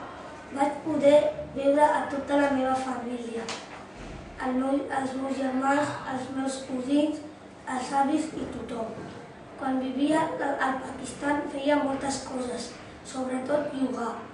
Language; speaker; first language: Catalan; early bilingual, other home language; Urdu